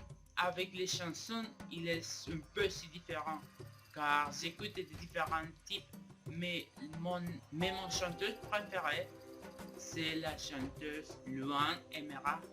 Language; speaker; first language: French; non-native, learner; Spanish